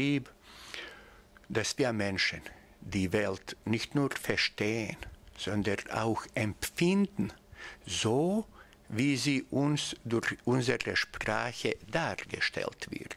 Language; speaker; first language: German; non-native, fluent; Bosnian